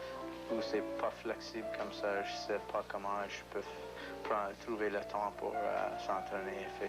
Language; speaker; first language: French; non-native, local second language; English